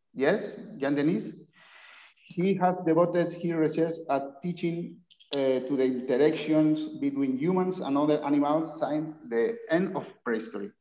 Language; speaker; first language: English; non-native, learner; Spanish